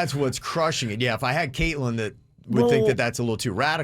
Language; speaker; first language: English; native; English